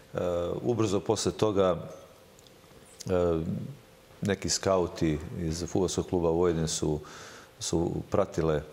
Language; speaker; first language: Serbian; native; Serbian